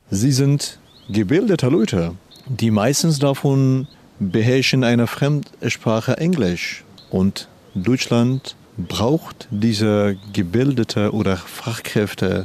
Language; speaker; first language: German; non-native, fluent; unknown